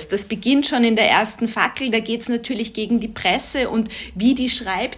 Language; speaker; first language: German; native; German